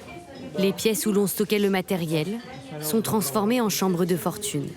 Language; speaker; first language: French; native; French